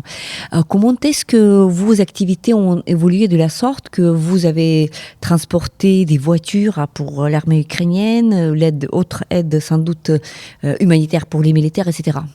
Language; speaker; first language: French; non-native, fluent; Ukrainian